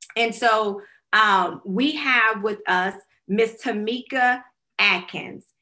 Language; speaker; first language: English; native; English